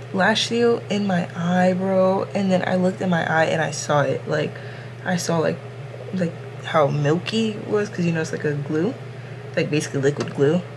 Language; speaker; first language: English; native; English